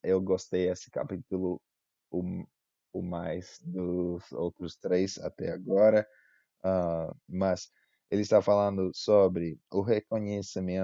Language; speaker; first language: Portuguese; non-native, fluent; English